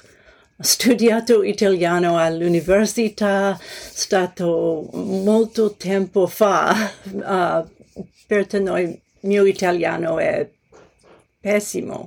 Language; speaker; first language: Italian; non-native, learner; English